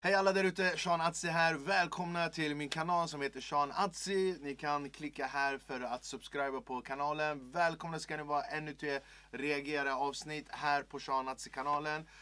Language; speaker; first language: Swedish; early bilingual, other home language; Kurdish